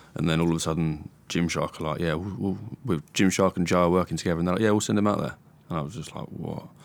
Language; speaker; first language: English; native; English